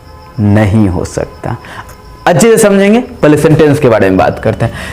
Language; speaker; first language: Hindi; native; Hindi